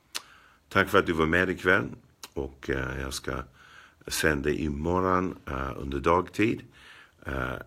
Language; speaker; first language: Swedish; non-native, fluent; English